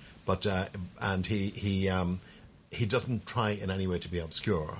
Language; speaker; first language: English; native; English